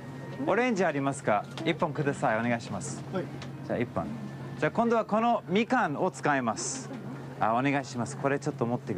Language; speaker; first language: Japanese; early bilingual, heritage; English